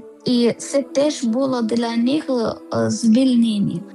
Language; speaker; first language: Ukrainian; non-native, learner; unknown